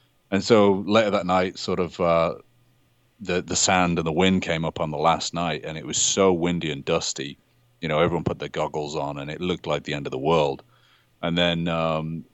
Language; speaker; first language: English; native; English